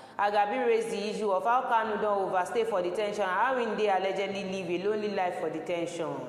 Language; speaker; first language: Nigerian Pidgin; non-native, local second language; Yoruba